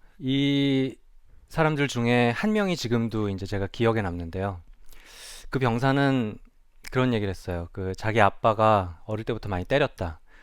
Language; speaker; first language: Korean; native; Korean